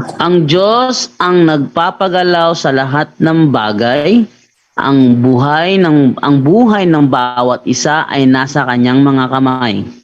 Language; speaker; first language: Filipino; non-native, local second language; Cebuano